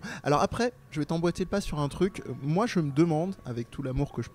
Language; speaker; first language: French; native; French